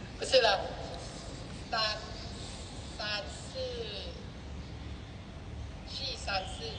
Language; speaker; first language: Chinese; non-native, learner; Thai